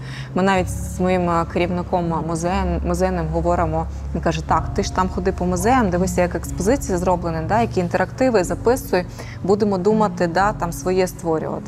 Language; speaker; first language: Ukrainian; native; Ukrainian